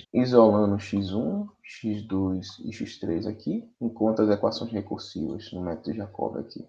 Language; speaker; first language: Portuguese; native; Portuguese